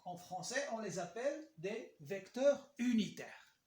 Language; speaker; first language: French; non-native, local second language; Arabic